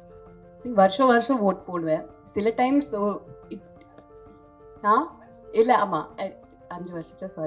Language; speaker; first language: Tamil; non-native, fluent; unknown